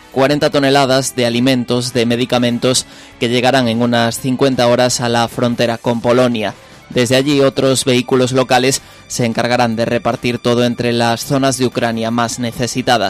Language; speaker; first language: Spanish; native; Spanish